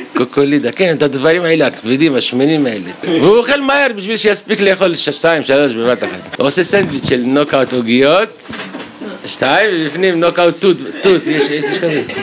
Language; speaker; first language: Hebrew; native; Hebrew